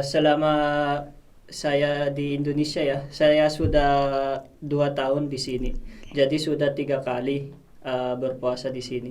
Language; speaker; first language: Indonesian; non-native, fluent; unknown